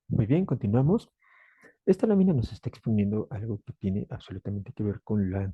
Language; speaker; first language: Spanish; native; Spanish